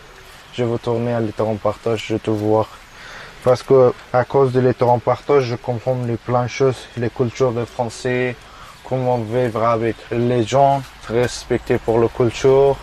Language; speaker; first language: French; non-native, learner; Persian